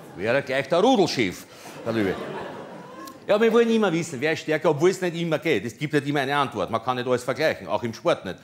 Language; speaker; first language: German; non-native, local second language; Croatian